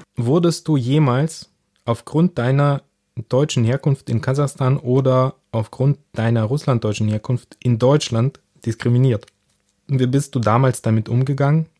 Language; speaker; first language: German; early bilingual, other home language; Russian